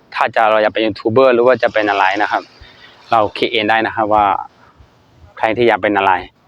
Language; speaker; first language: Thai; non-native, fluent; Burmese